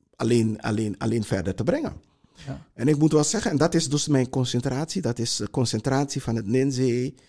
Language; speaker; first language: Dutch; non-native, local second language; Sranan Tongo